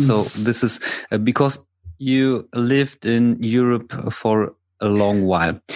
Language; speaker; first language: English; non-native, fluent; German